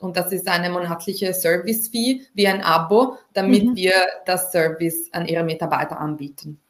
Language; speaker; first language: German; non-native, fluent; Italian